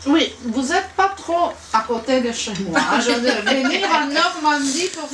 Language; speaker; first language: French; non-native, fluent; Italian